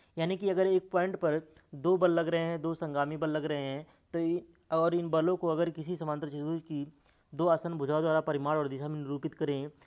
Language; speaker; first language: Hindi; native; Hindi